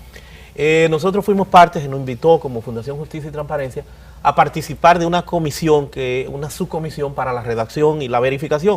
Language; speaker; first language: Spanish; native; Spanish